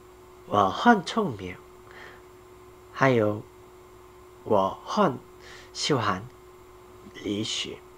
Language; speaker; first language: Chinese; non-native, learner; Korean